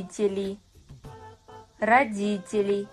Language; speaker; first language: Russian; non-native, fluent; Kazakh